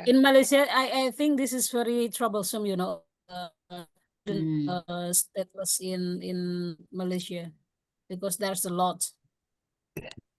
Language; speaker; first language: English; non-native, learner; Indonesian